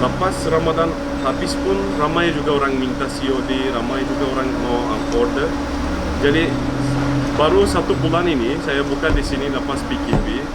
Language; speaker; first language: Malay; non-native, fluent; Turkish